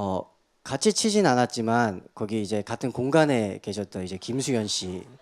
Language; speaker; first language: Korean; native; Korean